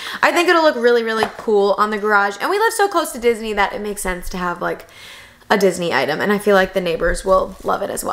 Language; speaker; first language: English; native; English